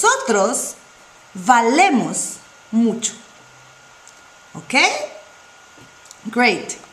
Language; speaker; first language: Spanish; non-native, fluent; English